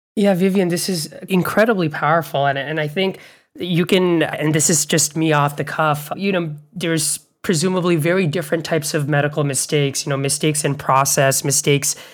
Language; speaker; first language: English; non-native, local second language; Bangla